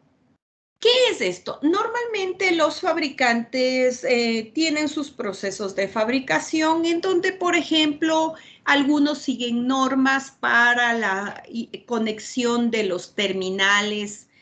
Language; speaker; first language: Spanish; native; Spanish